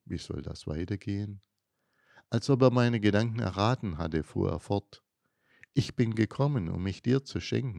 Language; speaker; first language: German; native; German